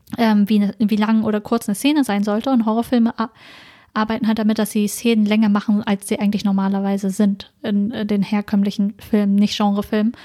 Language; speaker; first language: German; early bilingual, other home language; Vietnamese